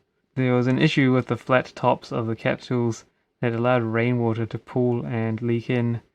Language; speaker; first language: English; native; English